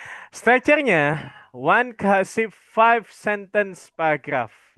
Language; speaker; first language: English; non-native, fluent; Indonesian